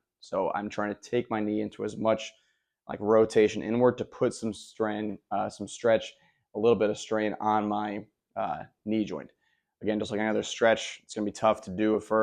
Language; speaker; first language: English; native; English